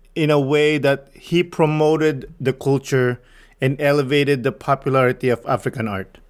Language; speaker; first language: English; non-native, local second language; Filipino